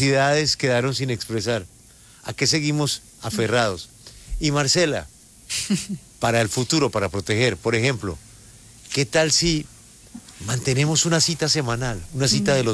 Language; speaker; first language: Spanish; native; Spanish